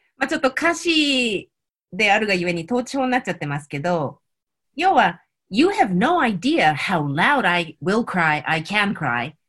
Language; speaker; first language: Japanese; native; Japanese